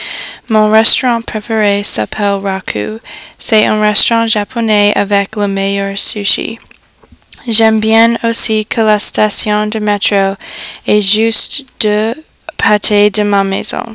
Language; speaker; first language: French; non-native, learner; English